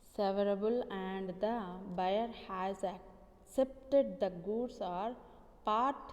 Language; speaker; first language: English; non-native, local second language; Telugu